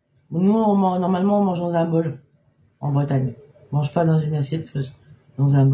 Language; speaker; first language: French; native; French